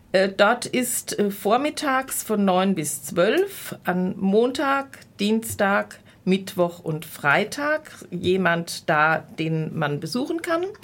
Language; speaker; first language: German; native; German